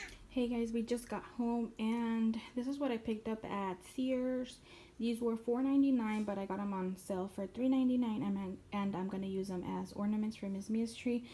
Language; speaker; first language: English; early bilingual, other home language; Spanish